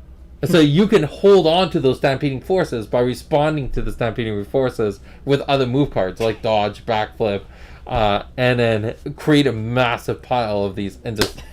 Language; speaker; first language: English; native; English